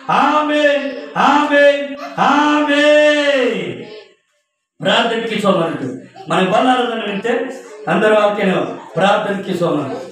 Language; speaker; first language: Telugu; non-native, local second language; Koya